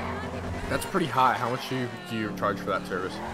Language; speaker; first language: English; native; English